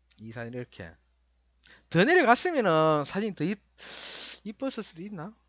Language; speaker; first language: Korean; native; Korean